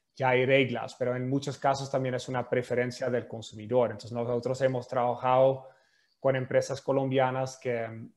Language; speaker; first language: Spanish; non-native, fluent; Dutch